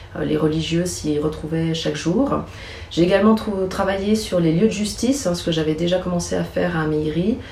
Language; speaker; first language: French; native; French